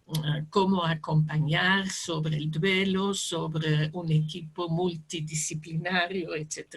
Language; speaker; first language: Spanish; non-native, fluent; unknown